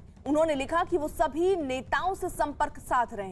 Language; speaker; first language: Hindi; native; Hindi